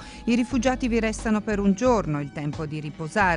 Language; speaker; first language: Italian; native; Italian